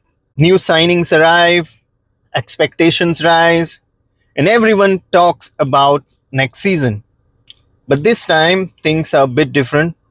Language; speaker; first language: English; non-native, local second language; Konkani